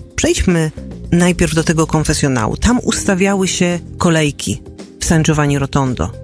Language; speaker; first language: Polish; native; Polish